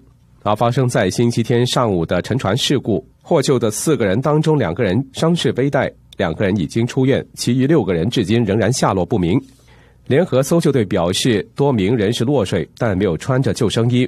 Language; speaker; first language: Chinese; native; Chinese